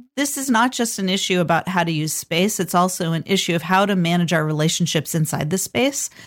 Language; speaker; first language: English; native; English